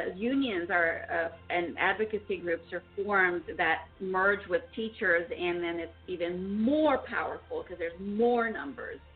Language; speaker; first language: English; early bilingual, other home language; Spanish